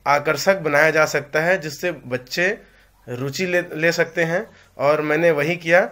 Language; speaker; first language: Hindi; native; Hindi